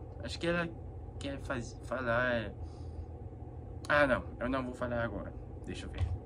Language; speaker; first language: Portuguese; non-native, fluent; Korean